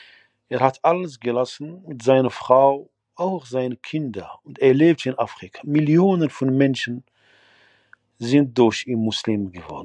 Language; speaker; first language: German; non-native, fluent; Arabic